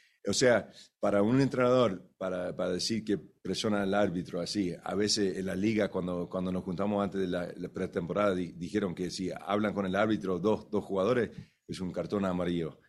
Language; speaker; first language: Spanish; early bilingual, heritage; Spanish